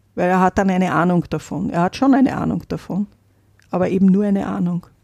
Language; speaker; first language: German; native; German